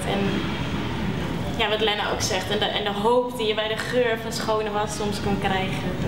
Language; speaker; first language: Dutch; native; Dutch